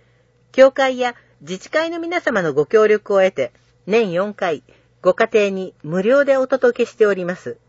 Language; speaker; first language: Japanese; native; Japanese